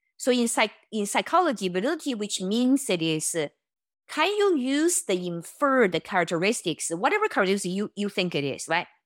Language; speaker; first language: English; non-native, fluent; Chinese